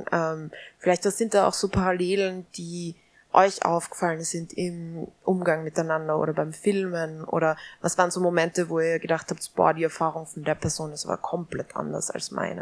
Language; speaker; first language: German; native; German